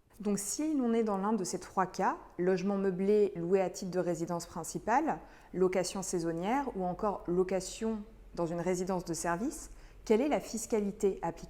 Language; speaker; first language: French; native; French